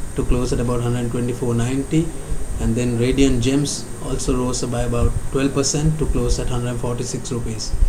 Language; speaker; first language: English; non-native, local second language; Sinhala